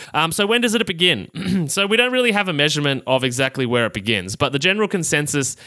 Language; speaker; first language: English; native; English